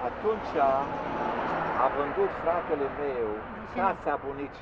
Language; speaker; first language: Romanian; non-native, local second language; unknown